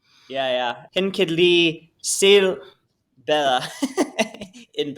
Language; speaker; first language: Danish; non-native, learner; English